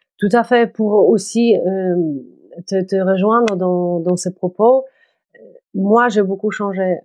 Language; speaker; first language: French; non-native, fluent; Polish